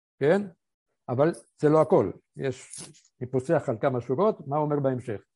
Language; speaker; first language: Hebrew; early bilingual, other home language; Polish